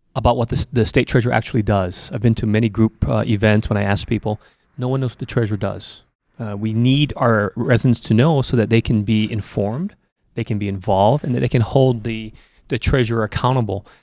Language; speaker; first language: English; native; English